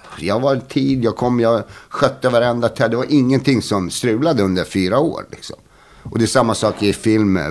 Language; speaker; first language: Swedish; early bilingual, other home language; Bosnian